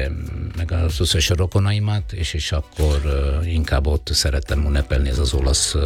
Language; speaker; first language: Hungarian; non-native, fluent; Italian